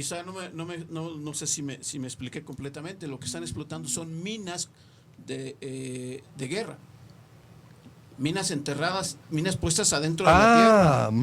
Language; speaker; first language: Spanish; native; Spanish